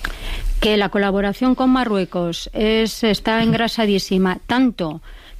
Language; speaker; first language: Spanish; native; Spanish